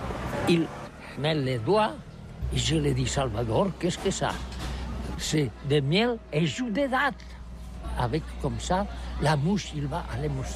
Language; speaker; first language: French; non-native, fluent; Catalan